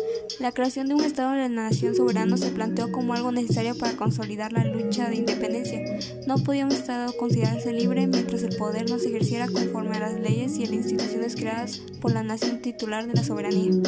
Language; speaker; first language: Spanish; native; Spanish